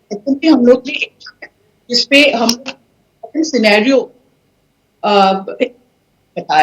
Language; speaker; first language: Hindi; native; Hindi